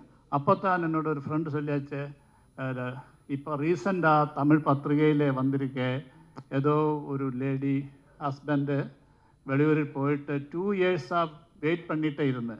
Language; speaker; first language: Tamil; non-native, learner; Malayalam